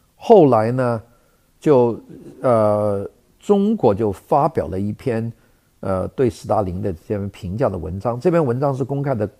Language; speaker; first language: Chinese; native; Chinese